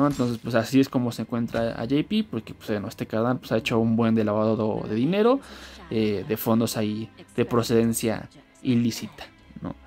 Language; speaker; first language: Spanish; native; Spanish